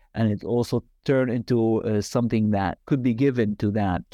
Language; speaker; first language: English; non-native, fluent; Arabic